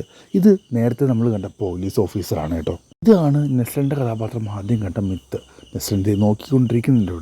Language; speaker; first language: Malayalam; native; Malayalam